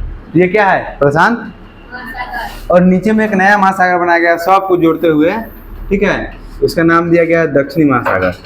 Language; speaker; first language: Hindi; native; Hindi